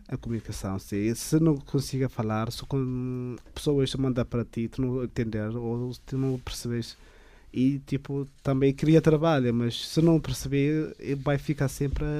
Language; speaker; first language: Portuguese; non-native, learner; Tigrinya